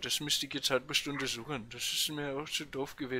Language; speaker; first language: German; native; German